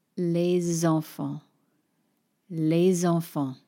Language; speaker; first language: French; non-native, fluent; English